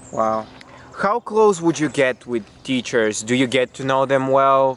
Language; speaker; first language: English; non-native, fluent; Bulgarian